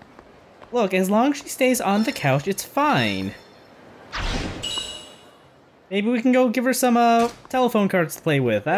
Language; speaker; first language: English; native; English